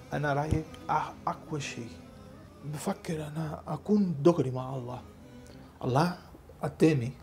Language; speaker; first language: Arabic; non-native, learner; Portuguese